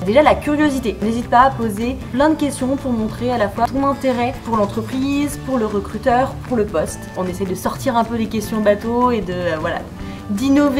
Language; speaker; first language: French; native; French